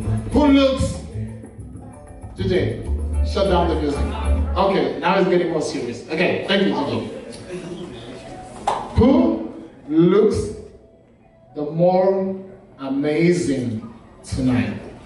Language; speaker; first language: English; non-native, local second language; French